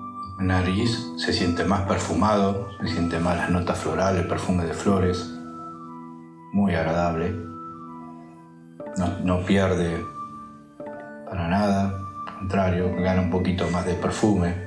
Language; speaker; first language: Spanish; native; Spanish